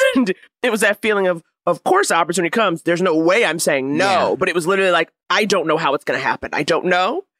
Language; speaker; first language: English; native; English